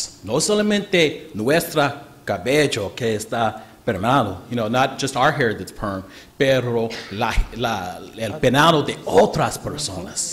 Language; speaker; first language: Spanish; non-native, learner; English